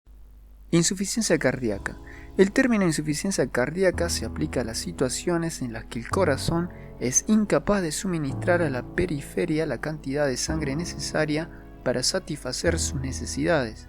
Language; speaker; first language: Spanish; native; Spanish